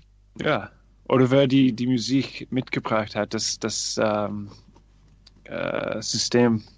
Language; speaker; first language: German; non-native, fluent; English